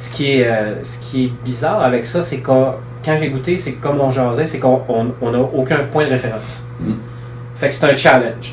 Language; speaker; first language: French; native; French